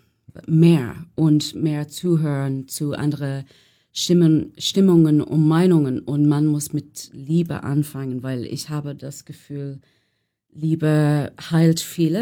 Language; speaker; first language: German; non-native, learner; English